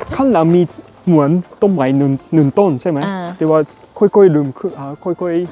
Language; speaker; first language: Thai; non-native, learner; Japanese